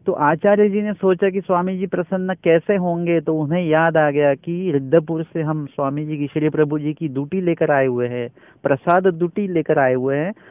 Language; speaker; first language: Hindi; non-native, local second language; Marathi